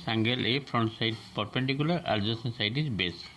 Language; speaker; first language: English; non-native, local second language; Bangla